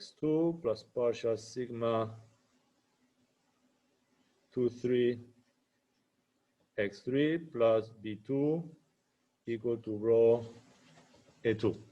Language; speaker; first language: English; non-native, fluent; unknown